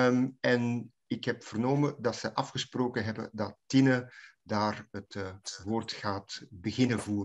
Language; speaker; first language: Dutch; native; Dutch